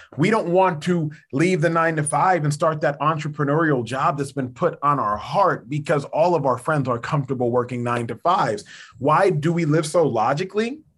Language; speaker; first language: English; early bilingual, other home language; Yoruba